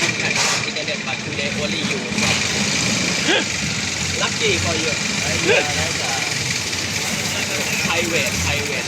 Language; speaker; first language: English; non-native, learner; Thai